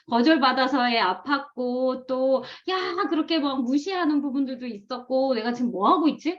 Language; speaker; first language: Korean; native; Korean